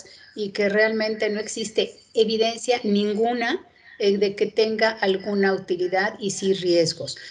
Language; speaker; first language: Spanish; native; Spanish